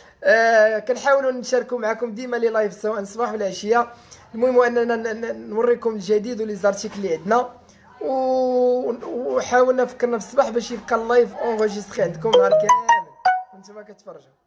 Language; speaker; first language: Arabic; native; Arabic